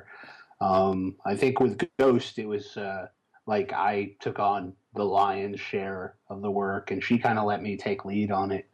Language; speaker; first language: English; native; English